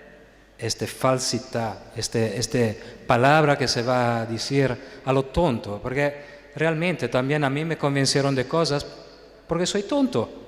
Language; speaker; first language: Spanish; non-native, fluent; Italian